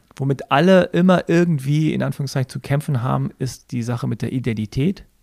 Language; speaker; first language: German; native; German